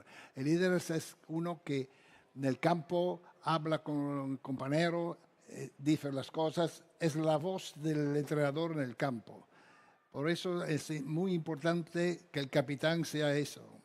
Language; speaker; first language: Spanish; non-native, fluent; Italian